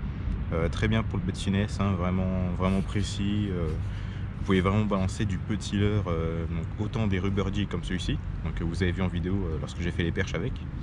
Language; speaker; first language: French; native; French